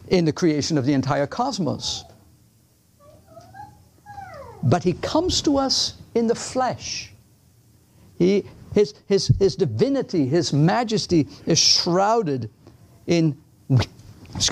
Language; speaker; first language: English; non-native, fluent; Dutch